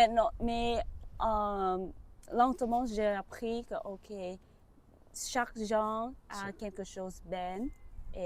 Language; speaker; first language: French; non-native, learner; Vietnamese